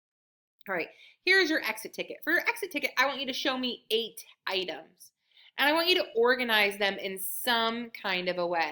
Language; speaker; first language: English; native; English